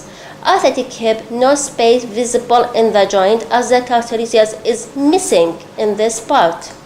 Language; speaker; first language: English; non-native, local second language; Arabic